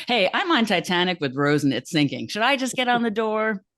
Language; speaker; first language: English; native; English